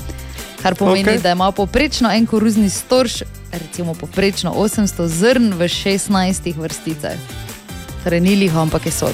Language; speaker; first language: Slovenian; native; Slovenian